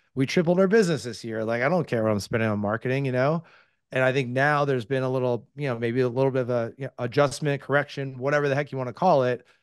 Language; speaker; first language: English; native; English